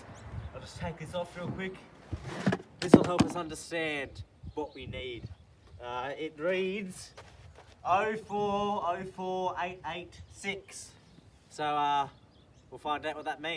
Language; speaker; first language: English; native; English